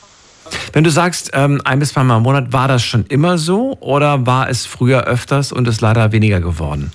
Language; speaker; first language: German; native; German